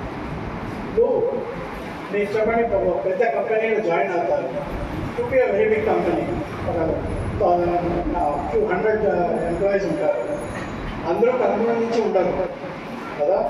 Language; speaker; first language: Telugu; non-native, fluent; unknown